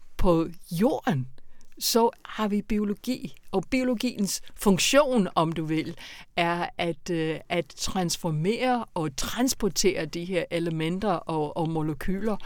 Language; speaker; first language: Danish; non-native, fluent; English